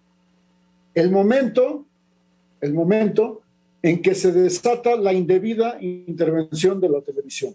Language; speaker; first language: Spanish; native; Spanish